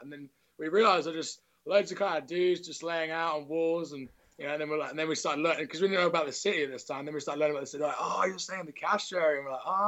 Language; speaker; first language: English; native; English